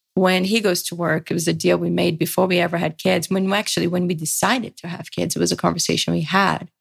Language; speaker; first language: English; early bilingual, other home language; Portuguese